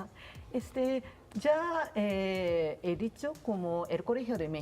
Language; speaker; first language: Spanish; non-native, learner; Japanese